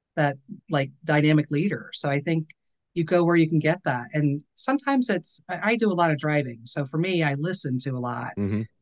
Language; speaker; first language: English; native; English